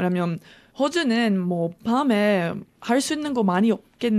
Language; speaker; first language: Korean; non-native, learner; English